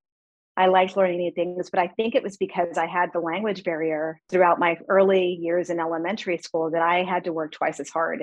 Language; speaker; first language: English; early bilingual, other home language; Spanish